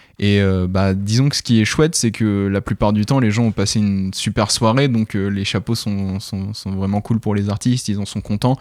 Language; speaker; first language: French; native; French